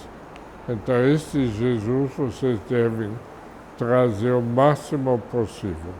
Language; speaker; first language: Portuguese; non-native, fluent; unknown